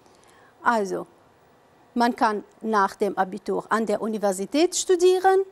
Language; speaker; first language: German; non-native, fluent; Arabic